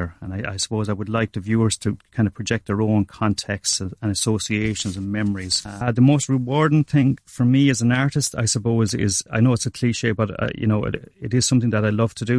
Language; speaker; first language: English; native; English